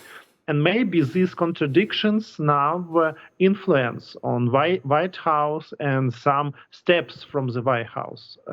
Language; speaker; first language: English; non-native, learner; Ukrainian